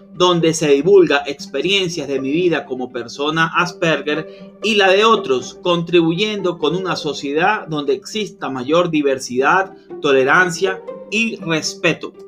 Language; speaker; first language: Spanish; native; Spanish